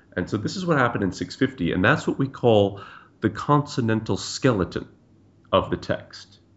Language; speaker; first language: English; native; English